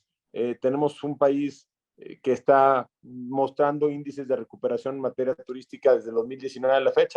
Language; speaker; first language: Spanish; native; Spanish